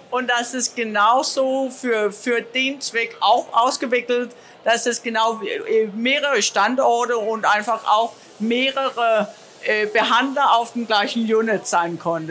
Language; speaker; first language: German; non-native, learner; Danish